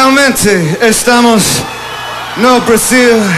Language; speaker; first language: Portuguese; non-native, learner; English